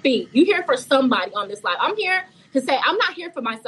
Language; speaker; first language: English; early bilingual, other home language; Haitian Creole